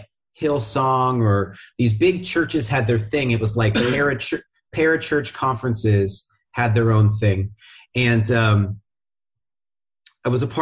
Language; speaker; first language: English; native; English